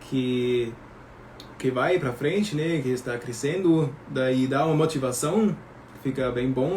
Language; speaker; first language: Portuguese; non-native, fluent; German